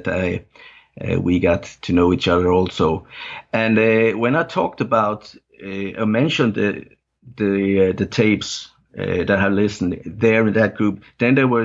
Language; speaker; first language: English; non-native, fluent; Danish